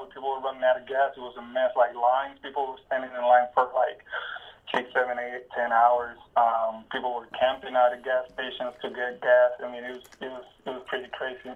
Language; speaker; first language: English; non-native, fluent; Spanish